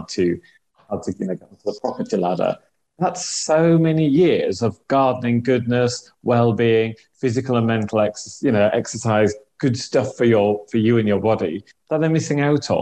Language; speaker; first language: English; native; English